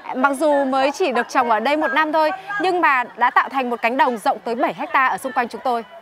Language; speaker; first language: Vietnamese; native; Vietnamese